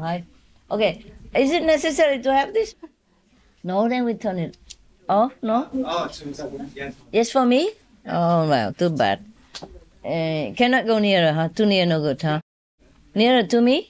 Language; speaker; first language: English; non-native, fluent; Vietnamese